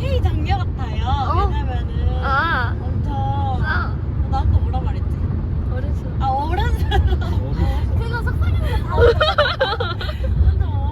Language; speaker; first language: Korean; native; Korean